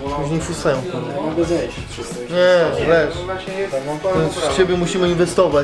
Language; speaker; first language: Polish; non-native, learner; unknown